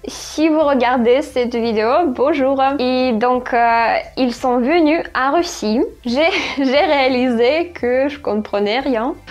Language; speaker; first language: French; non-native, fluent; Russian